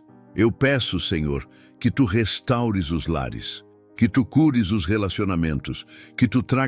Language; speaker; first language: Portuguese; native; Portuguese